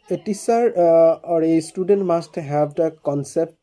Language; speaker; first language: English; non-native, local second language; Assamese